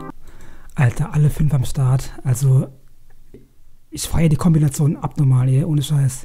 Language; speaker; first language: German; native; German